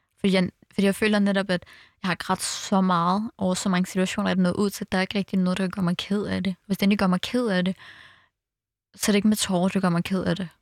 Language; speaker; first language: Danish; early bilingual, other home language; Arabic